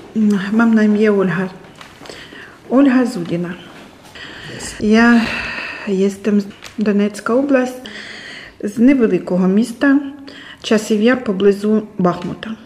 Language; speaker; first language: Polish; non-native, learner; Ukrainian